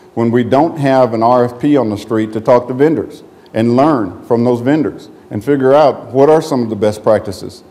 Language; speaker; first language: English; native; English